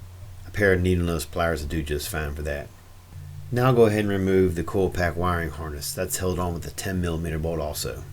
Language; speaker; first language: English; native; English